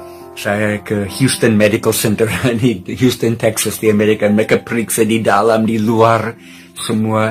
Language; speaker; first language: Indonesian; non-native, fluent; English